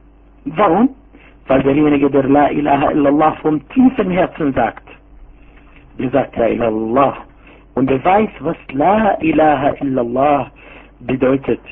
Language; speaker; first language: German; non-native, fluent; Arabic